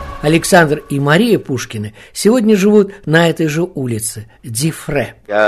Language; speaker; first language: Russian; native; Russian